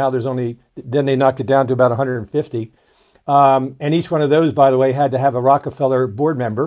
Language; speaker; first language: English; native; English